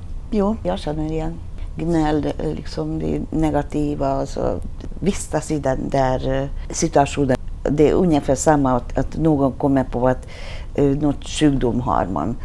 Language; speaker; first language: Swedish; non-native, fluent; Hungarian